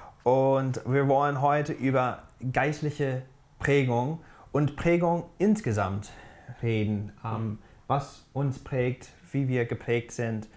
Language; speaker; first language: German; non-native, fluent; English